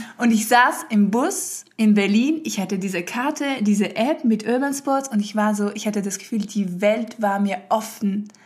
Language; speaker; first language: German; early bilingual, heritage; German